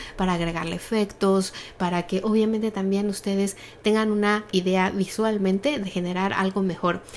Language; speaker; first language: Spanish; native; Spanish